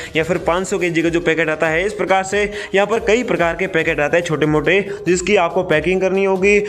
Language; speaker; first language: Hindi; native; Hindi